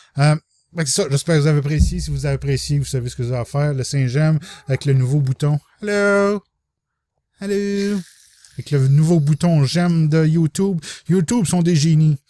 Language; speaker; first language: French; native; French